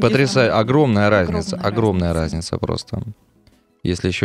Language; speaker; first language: Russian; native; Russian